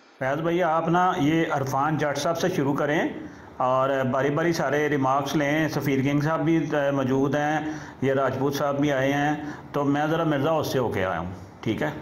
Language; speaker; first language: Urdu; non-native, local second language; Punjabi